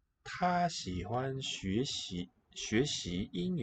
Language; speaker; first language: Chinese; non-native, learner; English